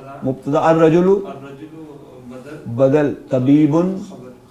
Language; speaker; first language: Arabic; non-native, fluent; Urdu